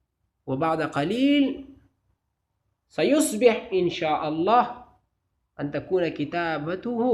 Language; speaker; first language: Arabic; non-native, fluent; Urdu